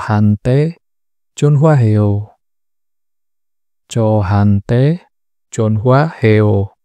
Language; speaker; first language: Korean; non-native, fluent; Indonesian